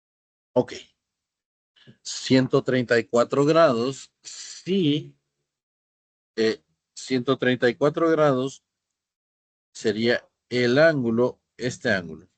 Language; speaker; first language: Spanish; native; Spanish